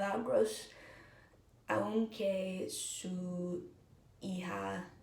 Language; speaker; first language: Spanish; non-native, learner; English